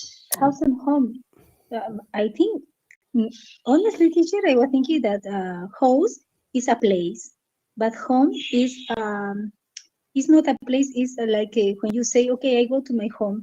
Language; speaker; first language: English; non-native, learner; Spanish